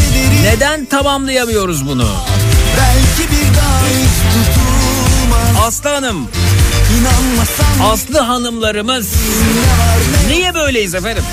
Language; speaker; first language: Turkish; native; Turkish